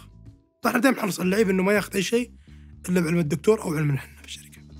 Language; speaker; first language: Arabic; native; Arabic